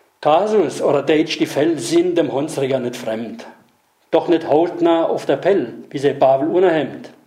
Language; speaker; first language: German; native; German